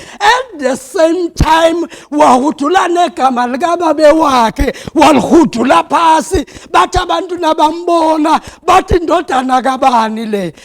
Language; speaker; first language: Zulu; non-native, local second language; South Ndebele